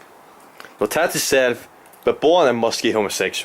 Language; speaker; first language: Danish; non-native, learner; Icelandic